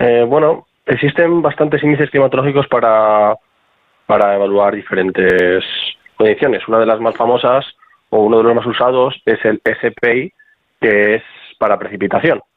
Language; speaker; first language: Spanish; native; Spanish